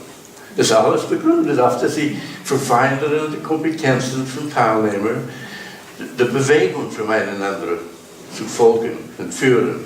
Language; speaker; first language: German; non-native, learner; English